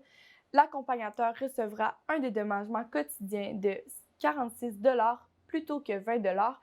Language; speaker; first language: French; native; French